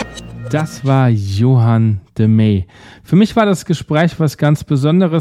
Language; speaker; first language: German; native; German